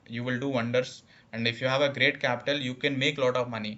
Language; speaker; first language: English; non-native, local second language; Telugu